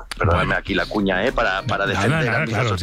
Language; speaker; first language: Spanish; native; Spanish